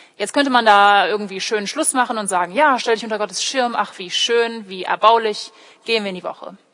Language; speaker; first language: German; early bilingual, other home language; English